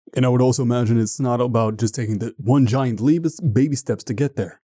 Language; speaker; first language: English; native; English